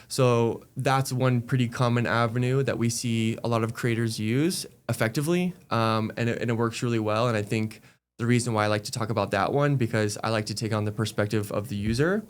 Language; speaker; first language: English; native; English